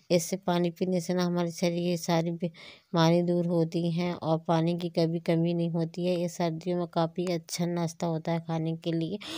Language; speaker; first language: Hindi; native; Hindi